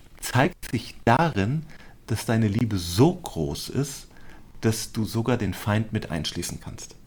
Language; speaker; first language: German; native; German